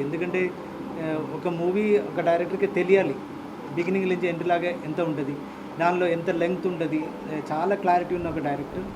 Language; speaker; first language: Telugu; non-native, learner; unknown